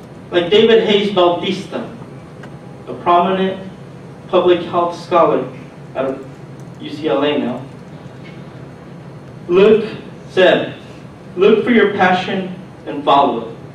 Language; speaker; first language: English; early bilingual, other home language; Spanish